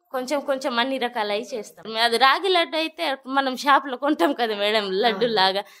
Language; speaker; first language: Telugu; non-native, local second language; Gondi